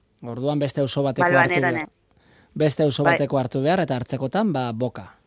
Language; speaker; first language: Basque; native; Basque